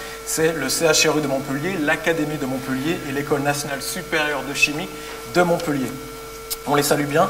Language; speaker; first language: French; native; French